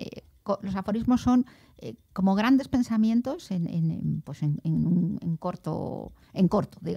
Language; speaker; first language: Spanish; native; Spanish